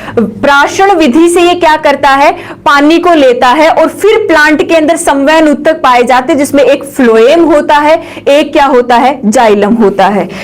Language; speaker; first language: Hindi; native; Hindi